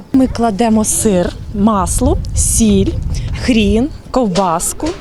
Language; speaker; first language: Ukrainian; native; Ukrainian